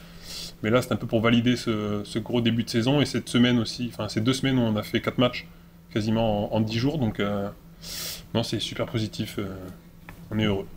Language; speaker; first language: French; native; French